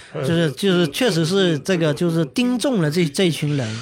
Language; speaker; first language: Chinese; native; Chinese